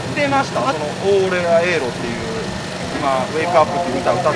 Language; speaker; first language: Japanese; native; Japanese